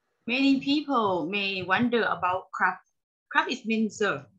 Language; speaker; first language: English; non-native, learner; Thai